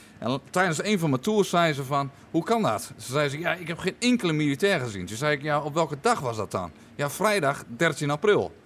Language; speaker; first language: Dutch; native; Dutch